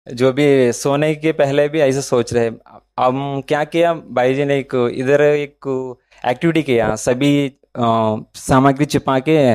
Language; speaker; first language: Hindi; non-native, local second language; Telugu